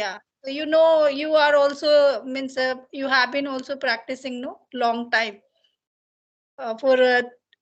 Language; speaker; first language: English; non-native, learner; Hindi